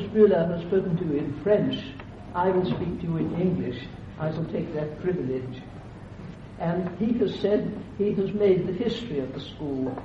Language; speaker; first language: English; native; English